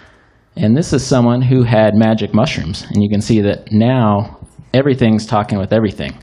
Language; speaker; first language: English; native; English